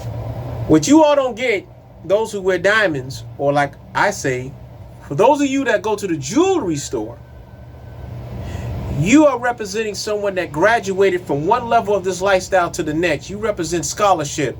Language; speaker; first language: English; native; English